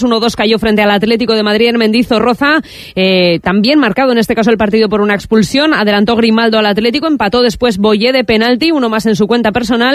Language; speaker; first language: Spanish; native; Spanish